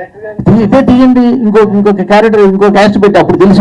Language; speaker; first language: Telugu; native; Telugu